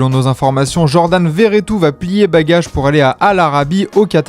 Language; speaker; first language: French; native; French